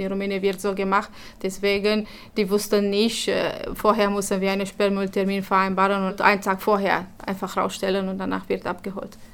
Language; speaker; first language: German; non-native, fluent; Romanian